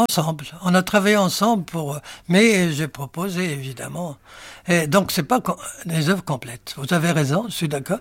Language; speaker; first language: French; non-native, local second language; Arabic